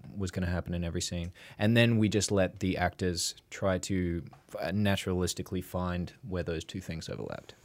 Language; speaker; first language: English; native; English